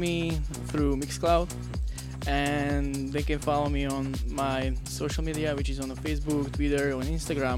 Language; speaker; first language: English; non-native, learner; Slovak